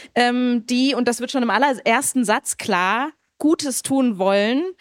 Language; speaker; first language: German; native; German